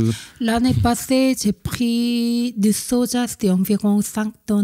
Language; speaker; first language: French; non-native, fluent; Korean